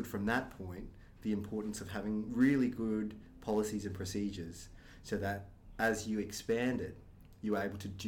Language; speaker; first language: English; native; English